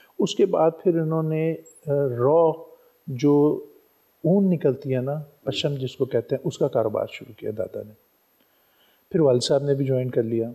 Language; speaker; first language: Urdu; non-native, local second language; Punjabi